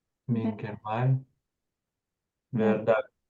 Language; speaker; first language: Norwegian; non-native, learner; Lithuanian